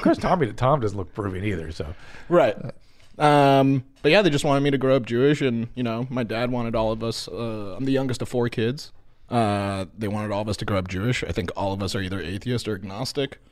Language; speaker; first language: English; native; English